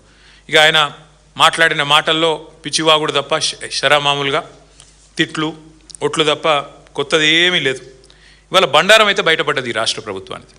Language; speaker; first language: Telugu; native; Telugu